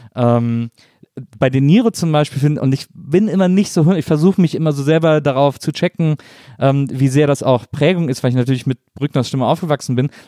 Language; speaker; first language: German; native; German